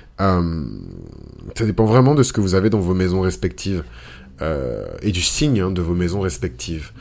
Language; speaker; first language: French; early bilingual, other home language; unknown